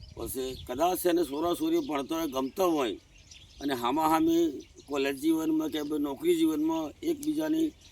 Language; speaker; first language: Gujarati; non-native, local second language; Bhili